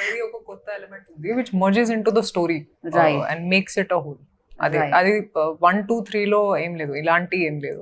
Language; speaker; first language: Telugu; non-native, fluent; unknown